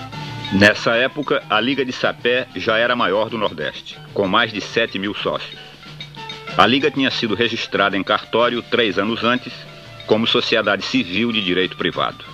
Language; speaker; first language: Portuguese; native; Portuguese